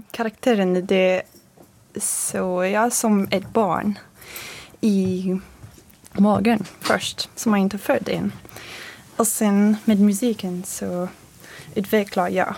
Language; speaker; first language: Swedish; non-native, learner; French